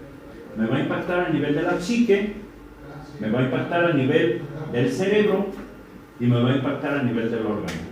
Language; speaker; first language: Spanish; native; Spanish